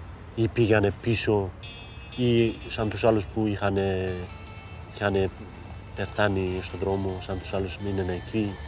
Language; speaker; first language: Greek; non-native, fluent; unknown